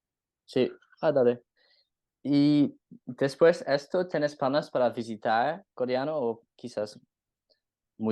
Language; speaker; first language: Spanish; non-native, learner; English